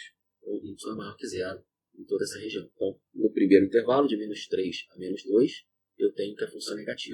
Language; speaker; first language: Portuguese; native; Portuguese